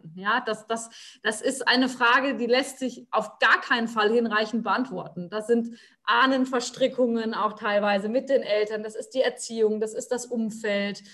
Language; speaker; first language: German; native; German